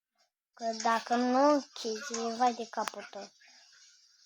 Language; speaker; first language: Romanian; native; Romanian